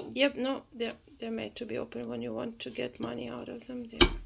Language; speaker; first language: English; non-native, fluent; Ukrainian